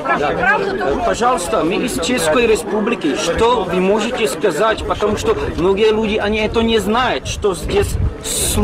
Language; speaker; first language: Russian; non-native, learner; Czech